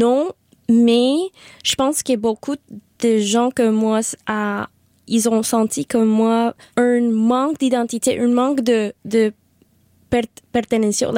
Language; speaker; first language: French; non-native, local second language; Spanish